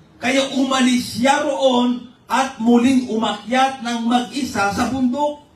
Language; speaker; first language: Filipino; non-native, local second language; Iloko